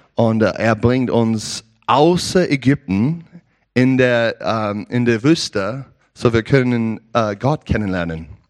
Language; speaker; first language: German; non-native, learner; English